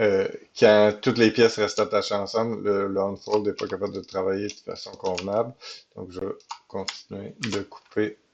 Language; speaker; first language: French; native; French